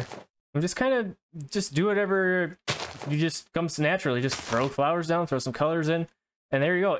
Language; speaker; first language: English; native; English